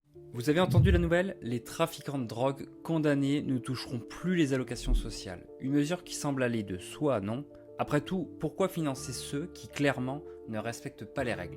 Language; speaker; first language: French; native; French